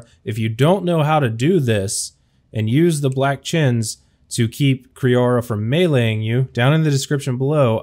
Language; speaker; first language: English; native; English